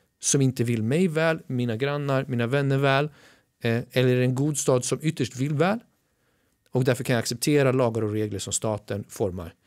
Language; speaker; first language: Swedish; native; Swedish